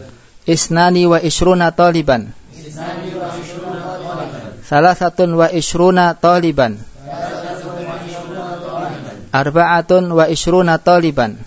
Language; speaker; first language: Arabic; non-native, fluent; Indonesian